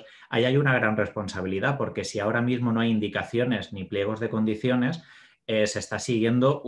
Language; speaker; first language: Spanish; native; Spanish